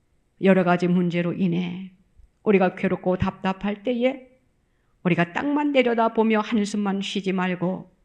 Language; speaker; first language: Korean; native; Korean